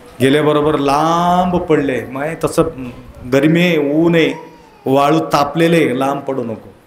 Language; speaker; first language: Marathi; non-native, local second language; Kannada